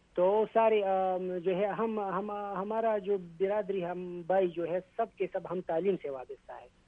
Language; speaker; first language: Urdu; non-native, local second language; Pashto